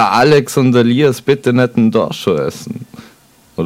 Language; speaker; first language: German; native; German